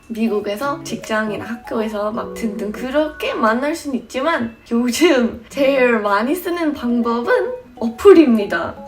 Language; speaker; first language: Korean; non-native, fluent; English